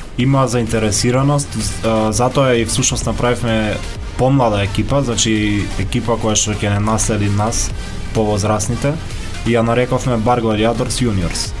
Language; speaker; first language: Macedonian; native; Macedonian